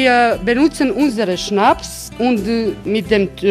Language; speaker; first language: German; non-native, fluent; Croatian